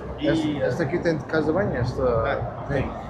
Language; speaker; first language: Portuguese; non-native, learner; German